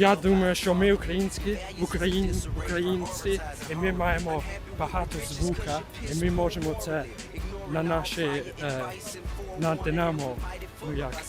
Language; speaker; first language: Ukrainian; early bilingual, heritage; Ukrainian